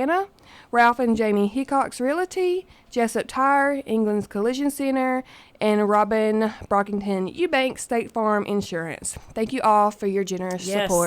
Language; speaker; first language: English; native; English